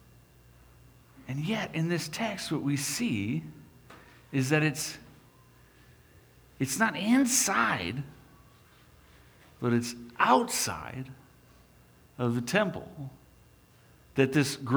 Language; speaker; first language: English; native; English